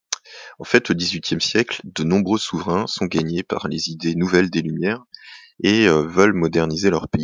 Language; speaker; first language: French; native; French